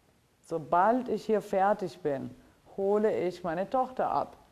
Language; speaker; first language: German; non-native, fluent; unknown